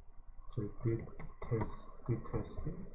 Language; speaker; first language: French; non-native, learner; English